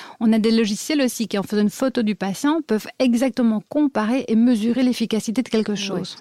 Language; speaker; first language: French; native; French